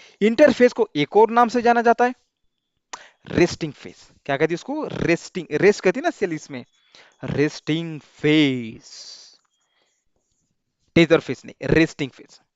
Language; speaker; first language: Hindi; non-native, local second language; Marathi